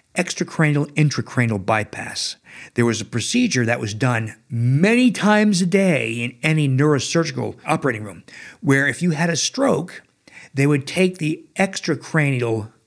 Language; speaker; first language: English; native; English